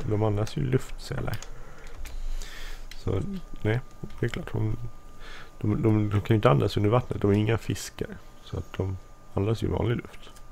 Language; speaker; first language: Swedish; native; Swedish